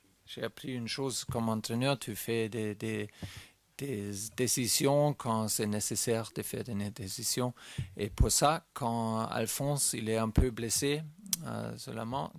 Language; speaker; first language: French; non-native, learner; German